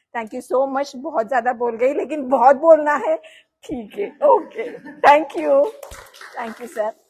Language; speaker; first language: Hindi; non-native, local second language; Marathi